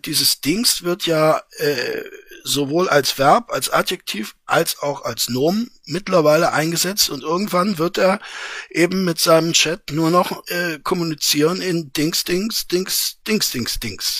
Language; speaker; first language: German; native; German